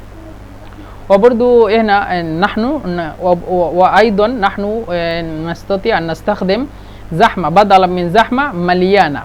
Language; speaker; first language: Egyptian Arabic; non-native, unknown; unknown